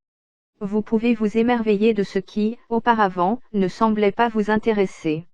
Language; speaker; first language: French; native; French